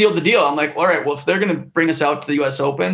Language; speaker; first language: English; native; English